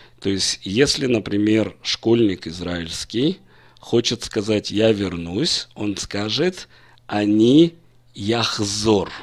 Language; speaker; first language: Russian; native; Russian